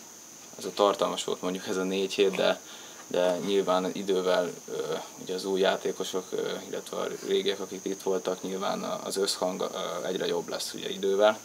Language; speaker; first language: Hungarian; native; Hungarian